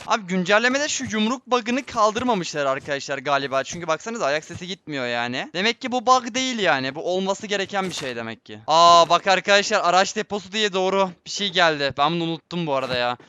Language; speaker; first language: Turkish; native; Turkish